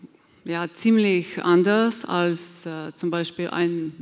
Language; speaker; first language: German; non-native, fluent; Slovenian